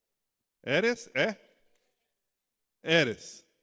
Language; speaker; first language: Spanish; non-native, learner; Portuguese